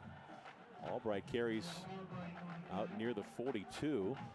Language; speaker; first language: English; native; English